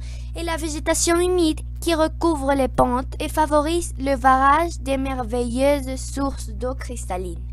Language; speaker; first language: French; non-native, learner; Spanish